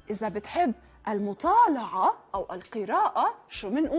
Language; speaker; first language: Arabic; native; Arabic